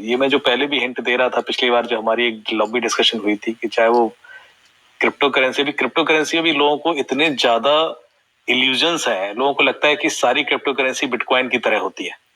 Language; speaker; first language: Hindi; native; Hindi